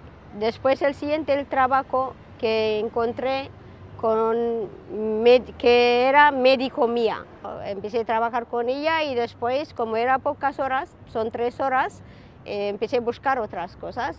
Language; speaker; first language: Spanish; non-native, learner; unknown